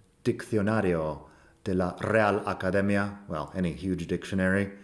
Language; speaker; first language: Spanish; non-native, fluent; English